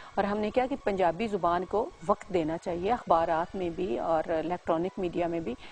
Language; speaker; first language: Urdu; non-native, local second language; Punjabi